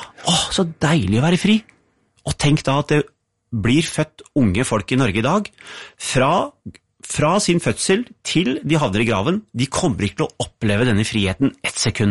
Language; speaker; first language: Norwegian; early bilingual, other home language; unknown